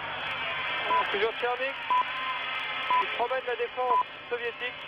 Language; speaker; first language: French; native; French